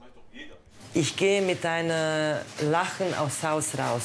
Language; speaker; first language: German; non-native, fluent; Croatian